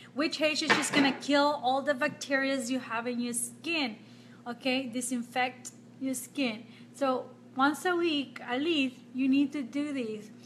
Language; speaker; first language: English; non-native, fluent; Spanish